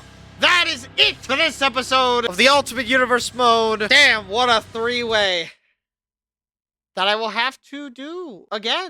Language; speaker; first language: English; native; English